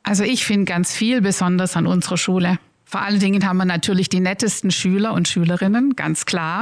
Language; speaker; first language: German; native; German